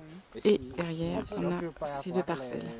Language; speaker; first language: French; native; French